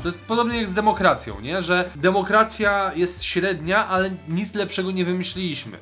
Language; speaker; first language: Polish; native; Polish